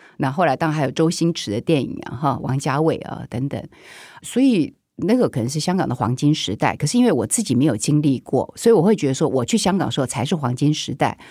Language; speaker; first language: Chinese; native; Chinese